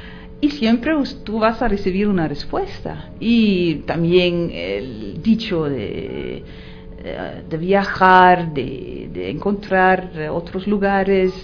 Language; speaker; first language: Spanish; non-native, fluent; Dutch